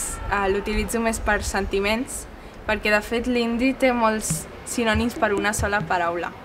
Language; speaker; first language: Catalan; non-native, local second language; Hindi